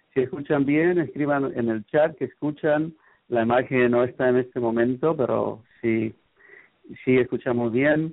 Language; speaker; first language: Spanish; native; Spanish